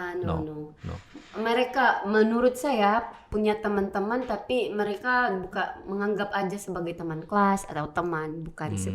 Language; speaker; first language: Indonesian; non-native, learner; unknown